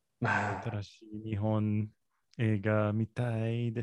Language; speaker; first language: Japanese; non-native, learner; English